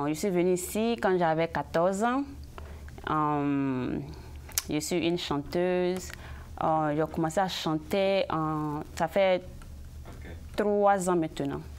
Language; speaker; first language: French; early bilingual, other home language; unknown